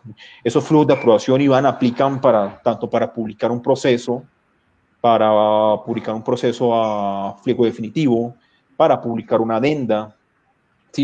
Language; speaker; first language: Spanish; native; Spanish